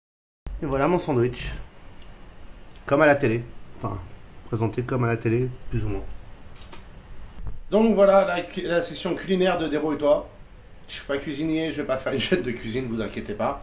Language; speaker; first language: French; native; French